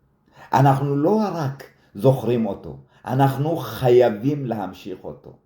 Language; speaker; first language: Hebrew; early bilingual, other home language; Amharic